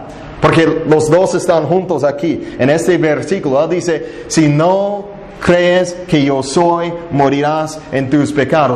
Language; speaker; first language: Spanish; non-native, fluent; English